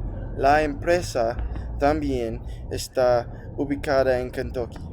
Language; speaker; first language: Spanish; non-native, learner; English